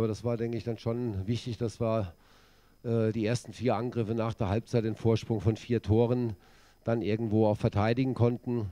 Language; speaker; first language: German; native; German